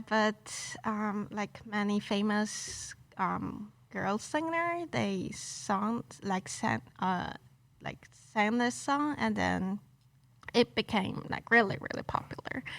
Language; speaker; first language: English; non-native, local second language; Chinese